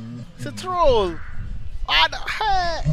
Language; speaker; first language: English; non-native, local second language; Malay